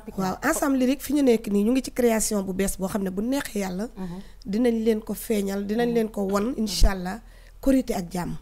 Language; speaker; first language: Wolof; non-native, local second language; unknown